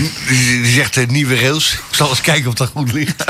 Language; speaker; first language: Dutch; native; Dutch